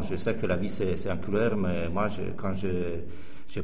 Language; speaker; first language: French; non-native, fluent; Italian